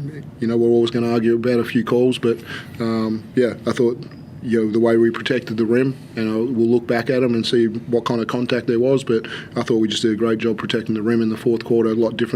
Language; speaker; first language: English; native; English